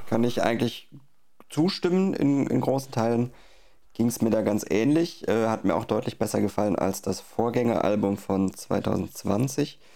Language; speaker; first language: German; native; German